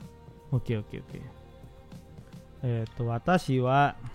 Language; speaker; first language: Japanese; non-native, fluent; Indonesian